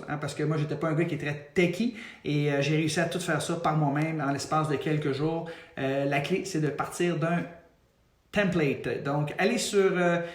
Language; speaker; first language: French; native; French